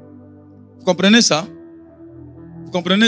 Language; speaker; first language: French; non-native, local second language; Lingala